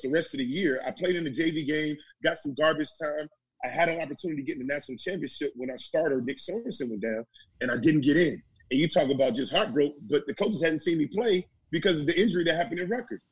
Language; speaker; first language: English; native; English